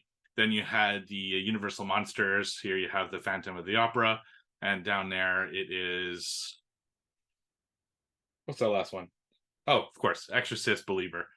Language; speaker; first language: English; native; English